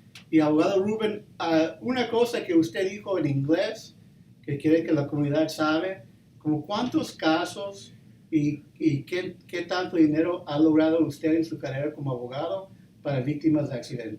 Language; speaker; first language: Spanish; early bilingual, heritage; Spanish